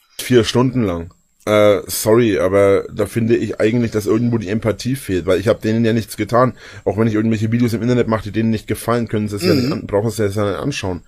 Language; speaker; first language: German; native; German